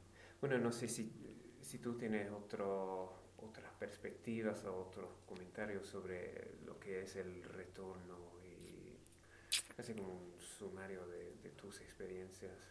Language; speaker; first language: Spanish; non-native, fluent; English